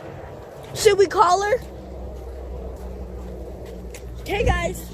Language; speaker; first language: English; native; English